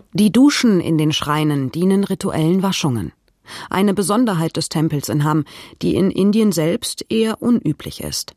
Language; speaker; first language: German; native; German